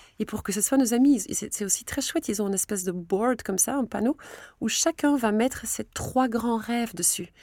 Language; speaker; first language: French; non-native, local second language; Dutch